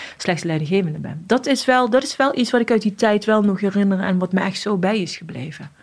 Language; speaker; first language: Dutch; early bilingual, other home language; Arabic